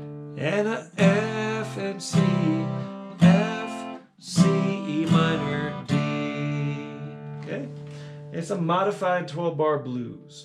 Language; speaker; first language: English; native; English